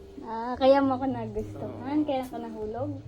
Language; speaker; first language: Filipino; native; Filipino